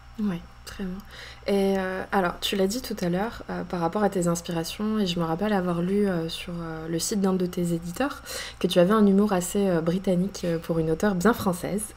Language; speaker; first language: French; native; French